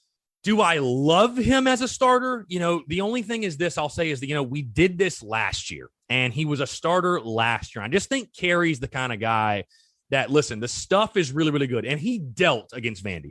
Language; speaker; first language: English; native; English